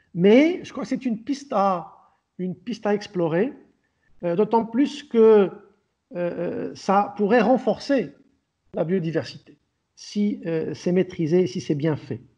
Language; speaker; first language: French; non-native, local second language; Arabic